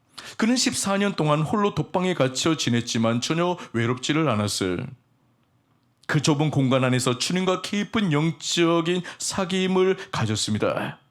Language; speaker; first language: Korean; native; Korean